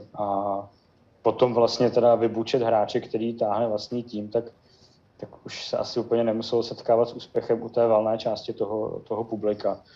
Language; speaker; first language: Czech; native; Czech